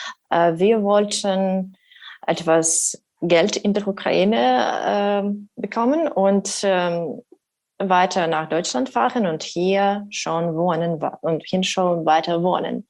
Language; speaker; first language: German; non-native, learner; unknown